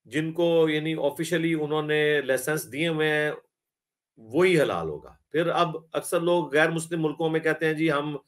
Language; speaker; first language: Urdu; non-native, local second language; Punjabi